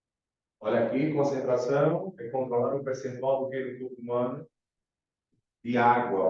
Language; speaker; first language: Portuguese; native; Portuguese